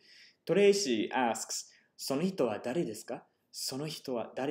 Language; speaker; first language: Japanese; non-native, fluent; English